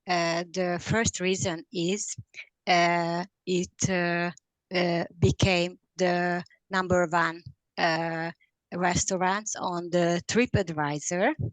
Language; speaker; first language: English; non-native, learner; Hungarian